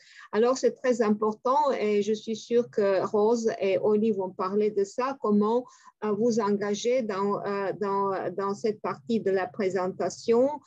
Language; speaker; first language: French; non-native, fluent; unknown